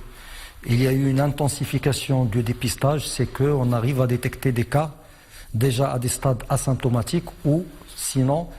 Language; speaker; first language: French; non-native, local second language; Arabic